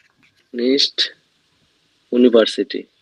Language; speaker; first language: German; non-native, learner; Bangla